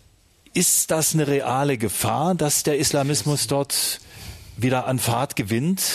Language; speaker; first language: German; native; German